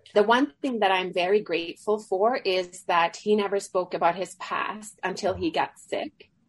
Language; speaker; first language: English; early bilingual, other home language; Swedish